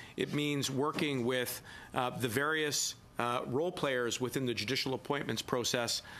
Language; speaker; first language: English; native; English